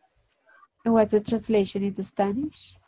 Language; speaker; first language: English; non-native, fluent; Spanish